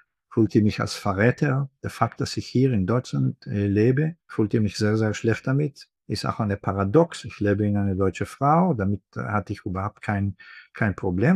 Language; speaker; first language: German; non-native, fluent; Hebrew